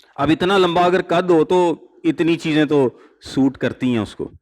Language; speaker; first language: Urdu; non-native, local second language; Punjabi